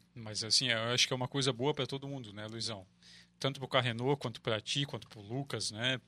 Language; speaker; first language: Portuguese; native; Portuguese